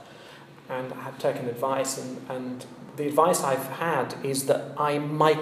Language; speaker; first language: English; native; English